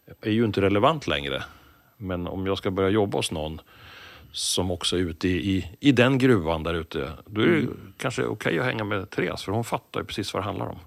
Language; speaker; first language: Swedish; native; Swedish